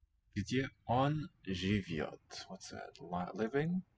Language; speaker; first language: Russian; non-native, learner; English